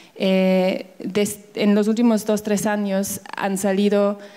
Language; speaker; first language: Spanish; non-native, fluent; German